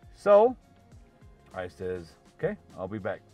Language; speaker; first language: English; native; English